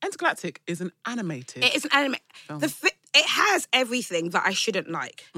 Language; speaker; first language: English; non-native, local second language; Yoruba